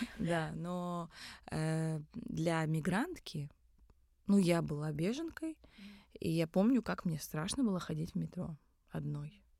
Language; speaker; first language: Russian; early bilingual, other home language; Tajik